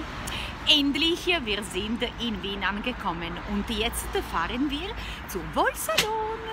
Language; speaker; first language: German; non-native, learner; Italian